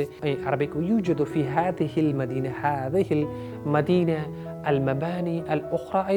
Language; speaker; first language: Arabic; non-native, fluent; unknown